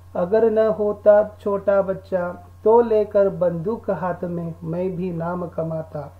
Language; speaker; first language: Hindi; non-native, local second language; Kannada